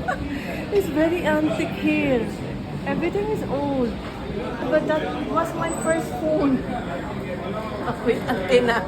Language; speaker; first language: English; non-native, local second language; Filipino